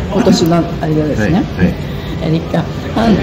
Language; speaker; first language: Finnish; non-native, fluent; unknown